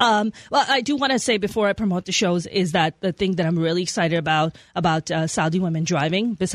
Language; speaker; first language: English; non-native, local second language; Urdu